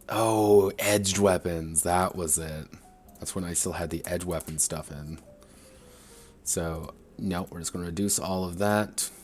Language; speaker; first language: English; native; English